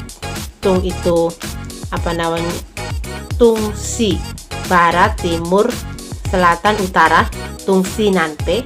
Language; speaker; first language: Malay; non-native, local second language; Javanese